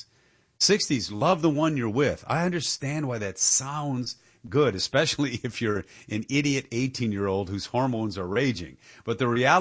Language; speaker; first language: English; native; English